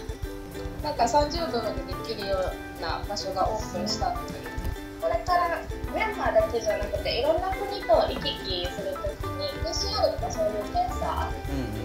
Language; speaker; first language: Japanese; native; Japanese